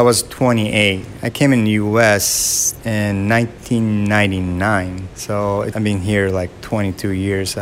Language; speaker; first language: English; non-native, fluent; Japanese